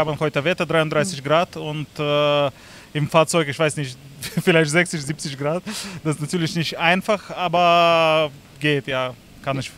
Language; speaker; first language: German; non-native, learner; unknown